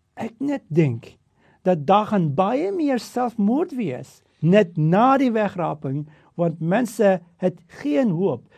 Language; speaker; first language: Afrikaans; non-native, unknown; Turkish